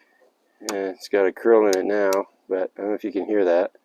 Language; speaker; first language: English; native; English